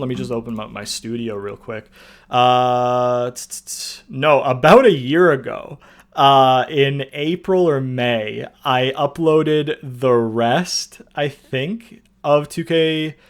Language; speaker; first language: English; native; English